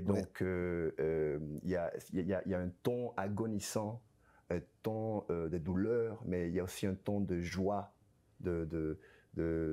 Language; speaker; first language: French; non-native, fluent; Spanish